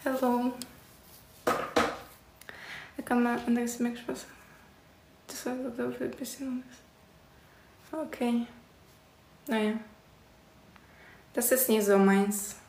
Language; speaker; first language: German; non-native, learner; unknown